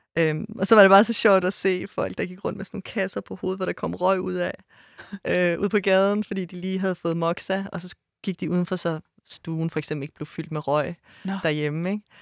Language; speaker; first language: Danish; early bilingual, other home language; Persian